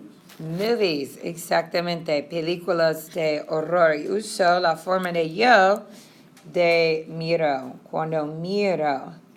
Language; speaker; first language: Spanish; non-native, fluent; English